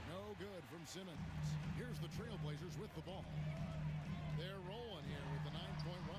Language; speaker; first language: English; native; English